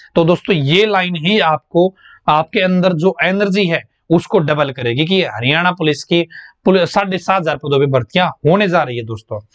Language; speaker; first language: Hindi; native; Hindi